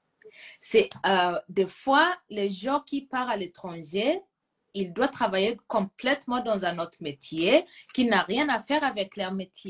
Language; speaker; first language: French; non-native, fluent; Gusii